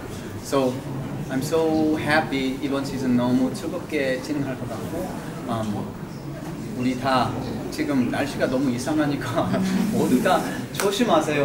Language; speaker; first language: Korean; early bilingual, heritage; English